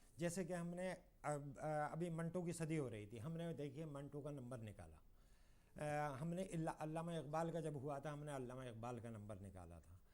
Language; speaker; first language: Urdu; native; Urdu